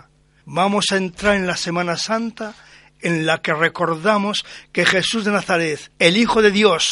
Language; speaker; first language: Spanish; native; Spanish